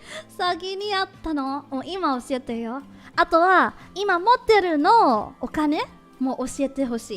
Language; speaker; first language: Japanese; non-native, learner; English